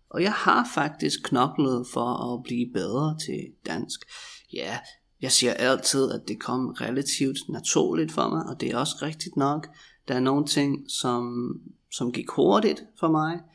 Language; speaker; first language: Danish; non-native, fluent; English